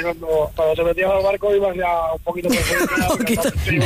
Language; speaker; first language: Spanish; native; Spanish